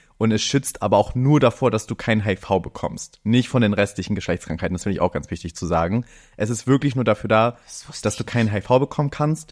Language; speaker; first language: German; early bilingual, other home language; Greek